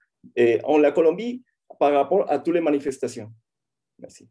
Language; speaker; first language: French; non-native, fluent; Spanish